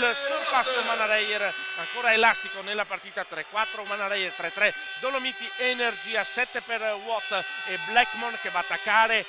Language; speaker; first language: Italian; native; Italian